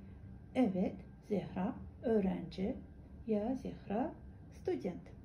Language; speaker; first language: Turkish; non-native, fluent; Kazakh